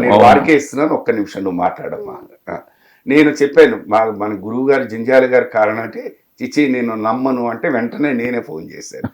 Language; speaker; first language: Telugu; native; Telugu